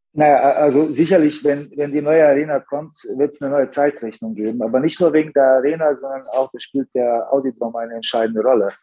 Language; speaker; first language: German; early bilingual, other home language; Serbian